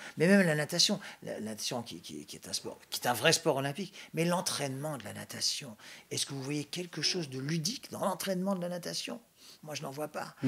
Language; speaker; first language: French; native; French